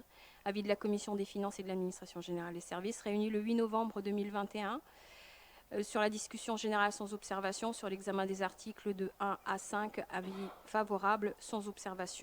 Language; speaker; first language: French; native; French